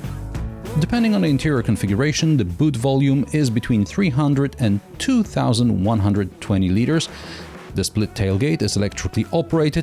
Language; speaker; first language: English; non-native, fluent; Polish